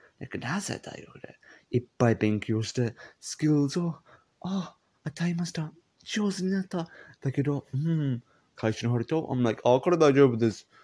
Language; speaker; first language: Japanese; non-native, learner; English